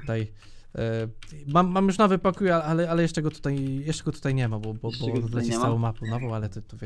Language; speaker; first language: Polish; native; Polish